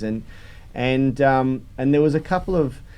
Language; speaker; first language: English; native; English